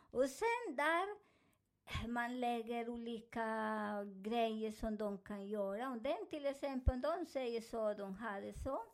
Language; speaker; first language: Swedish; non-native, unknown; Spanish